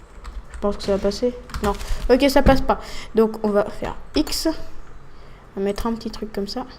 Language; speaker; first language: French; native; French